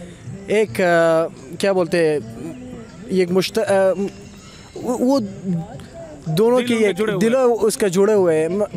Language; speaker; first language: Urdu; non-native, fluent; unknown